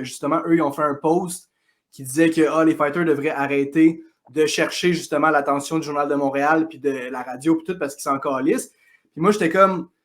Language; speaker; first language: French; native; French